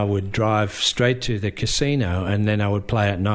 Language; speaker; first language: English; native; English